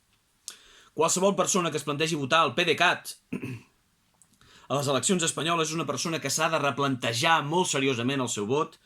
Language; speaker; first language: Catalan; native; Catalan